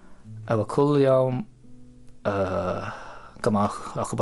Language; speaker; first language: Arabic; non-native, learner; Japanese